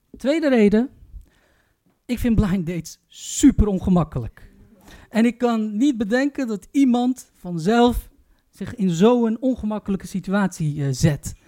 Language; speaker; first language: Dutch; early bilingual, other home language; Turkish